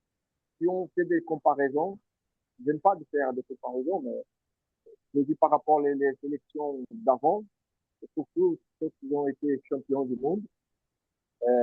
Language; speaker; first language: French; non-native, fluent; Portuguese